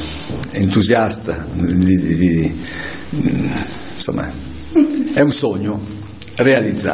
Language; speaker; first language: Italian; native; Italian